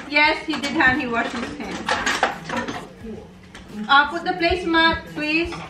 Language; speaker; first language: English; non-native, local second language; Bikol